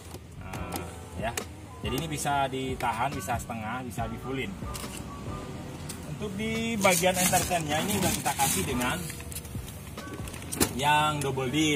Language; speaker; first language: Indonesian; native; Indonesian